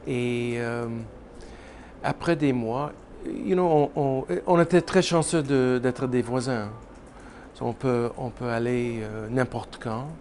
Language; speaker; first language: French; non-native, learner; English